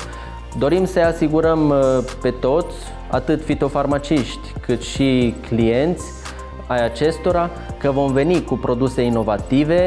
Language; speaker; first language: Romanian; native; Romanian